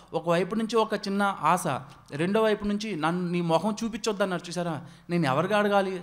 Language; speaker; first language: Telugu; non-native, local second language; Odia